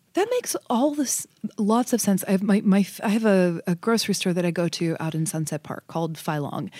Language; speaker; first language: English; native; English